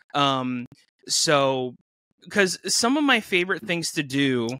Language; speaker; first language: English; native; English